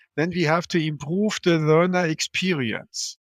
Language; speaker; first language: English; non-native, fluent; German